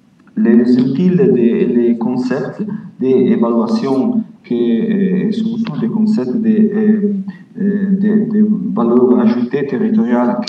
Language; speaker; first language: French; non-native, fluent; Italian